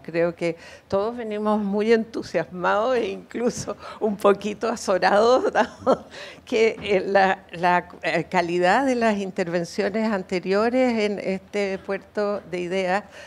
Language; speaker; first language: Spanish; native; Spanish